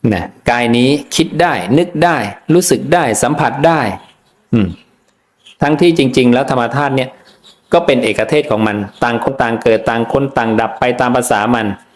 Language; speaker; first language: Thai; native; Thai